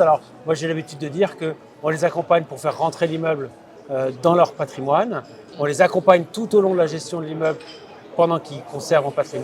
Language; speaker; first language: French; native; French